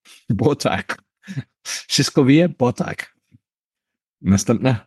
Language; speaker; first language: Polish; non-native, learner; English